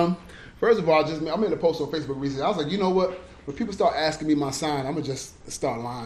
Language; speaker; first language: English; native; English